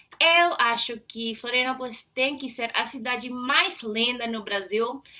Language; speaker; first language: Portuguese; non-native, fluent; English